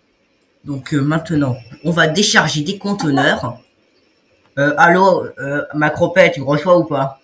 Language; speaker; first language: French; native; French